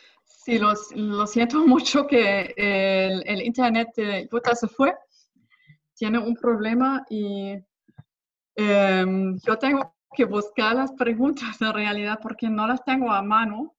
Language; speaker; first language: Spanish; non-native, fluent; German